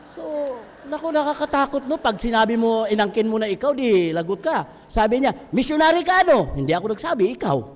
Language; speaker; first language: Filipino; non-native, local second language; Hiligaynon